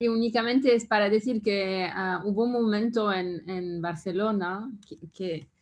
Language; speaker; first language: Spanish; non-native, fluent; French